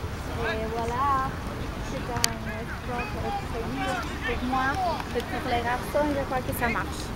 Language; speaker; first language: French; non-native, learner; Spanish